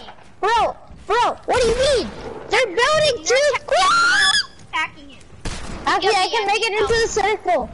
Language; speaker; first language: English; native; English